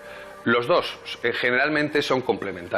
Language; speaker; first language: Spanish; native; Spanish